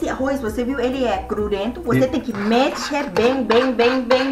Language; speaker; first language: Portuguese; non-native, learner; Thai